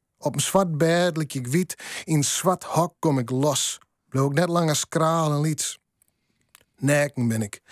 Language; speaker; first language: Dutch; non-native, local second language; Western Frisian